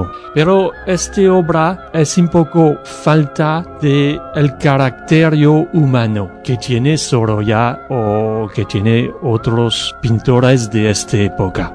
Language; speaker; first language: Spanish; non-native, learner; French